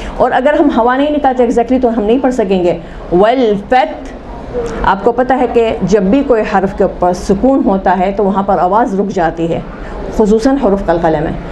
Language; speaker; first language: Urdu; native; Urdu